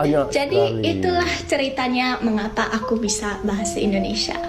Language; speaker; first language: Indonesian; non-native, fluent; English